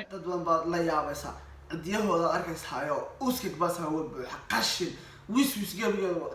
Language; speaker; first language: Somali; early bilingual, heritage; Somali